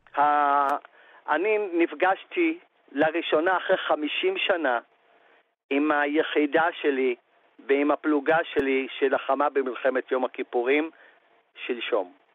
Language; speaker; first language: Hebrew; native; Hebrew